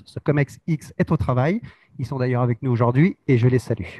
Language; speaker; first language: French; native; French